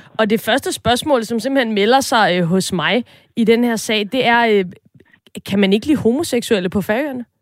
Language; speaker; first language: Danish; native; Danish